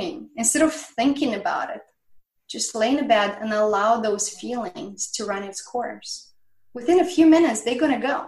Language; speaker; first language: English; non-native, fluent; Romanian